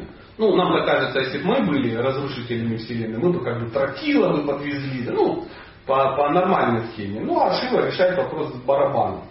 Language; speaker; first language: Russian; native; Russian